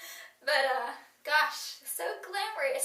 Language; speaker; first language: English; native; English